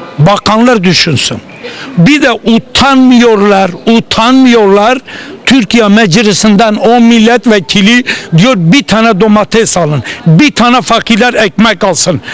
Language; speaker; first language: Turkish; non-native, local second language; Kurdish